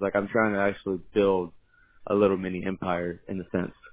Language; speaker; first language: English; early bilingual, other home language; Spanish